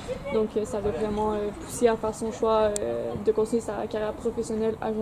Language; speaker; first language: French; native; French